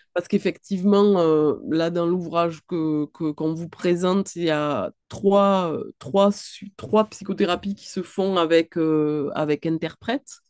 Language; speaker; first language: French; native; French